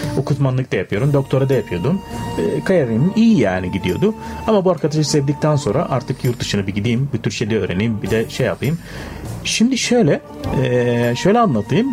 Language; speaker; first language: Turkish; non-native, fluent; Arabic